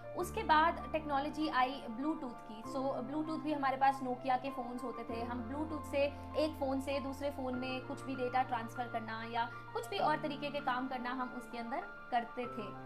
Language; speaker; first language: Hindi; native; Hindi